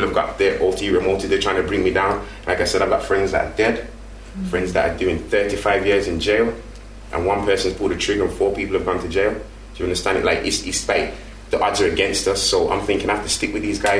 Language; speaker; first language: English; native; English